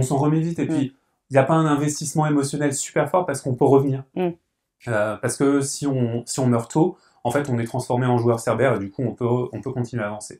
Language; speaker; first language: French; native; French